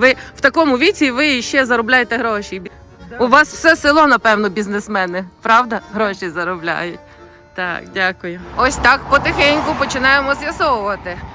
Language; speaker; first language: Ukrainian; native; Ukrainian